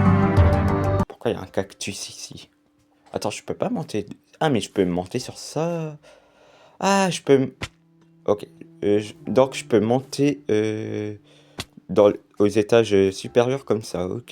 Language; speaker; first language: French; native; French